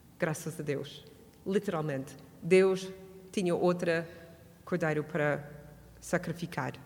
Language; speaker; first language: Portuguese; non-native, fluent; English